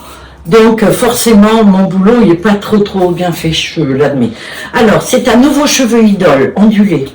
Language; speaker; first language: French; native; French